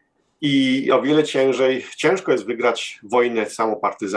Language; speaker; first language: Polish; early bilingual, heritage; Polish